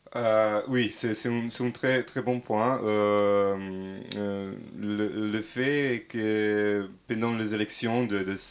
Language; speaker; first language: French; non-native, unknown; Serbian